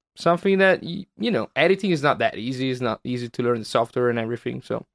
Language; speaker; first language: English; non-native, fluent; Italian